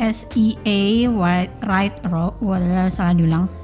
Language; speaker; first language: German; non-native, fluent; Indonesian